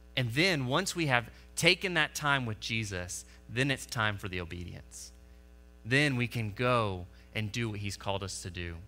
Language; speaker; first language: English; native; English